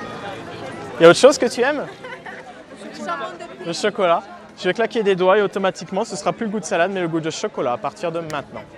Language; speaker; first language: French; native; French